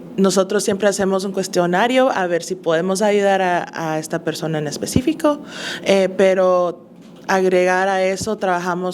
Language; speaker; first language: Spanish; early bilingual, other home language; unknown